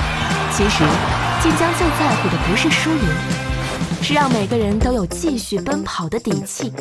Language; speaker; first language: Chinese; native; Chinese